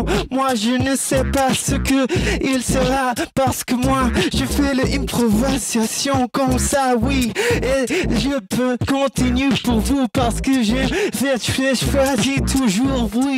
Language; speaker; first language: French; non-native, learner; English